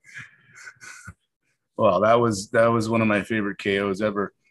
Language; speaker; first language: English; native; English